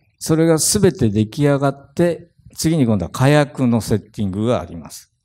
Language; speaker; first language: Japanese; native; Japanese